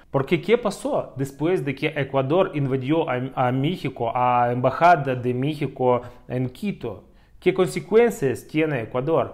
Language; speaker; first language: Spanish; non-native, fluent; Russian